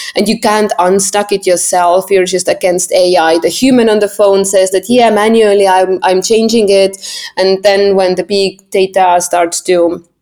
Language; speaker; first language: English; non-native, fluent; Estonian